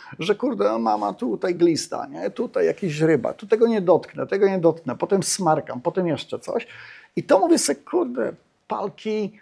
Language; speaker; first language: Polish; native; Polish